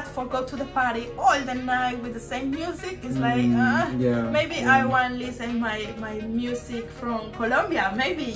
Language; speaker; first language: English; non-native, learner; Spanish